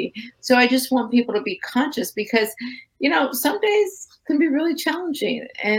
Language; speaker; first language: English; native; English